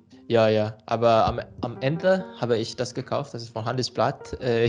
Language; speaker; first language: German; non-native, learner; Indonesian